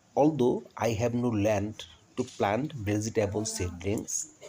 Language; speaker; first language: English; non-native, local second language; Bangla